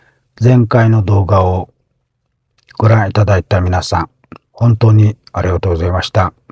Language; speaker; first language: Japanese; non-native, fluent; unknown